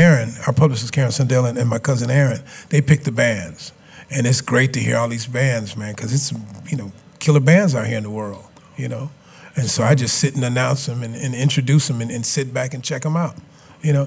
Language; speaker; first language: English; native; English